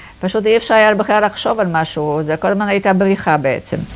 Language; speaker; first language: Hebrew; non-native, fluent; Polish